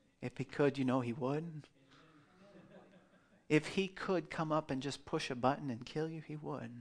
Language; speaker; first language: English; native; English